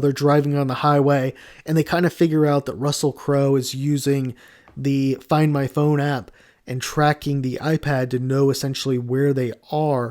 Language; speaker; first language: English; native; English